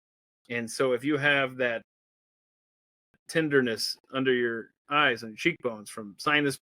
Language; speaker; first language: English; native; English